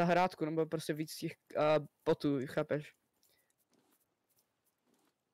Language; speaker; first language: Czech; native; Czech